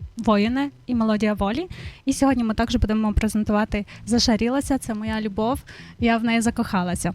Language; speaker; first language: Ukrainian; native; Ukrainian